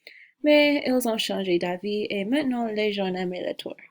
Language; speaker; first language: French; non-native, learner; English